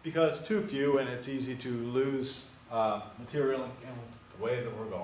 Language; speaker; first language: English; native; English